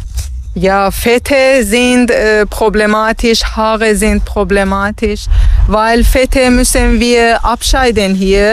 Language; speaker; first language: German; non-native, learner; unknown